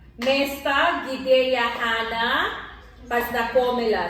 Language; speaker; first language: Russian; non-native, learner; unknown